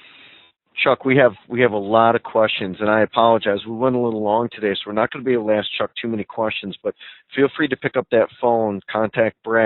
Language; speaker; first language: English; native; English